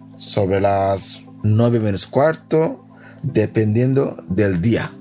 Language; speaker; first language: Spanish; non-native, learner; Bangla